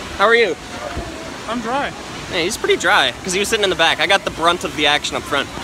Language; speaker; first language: English; native; English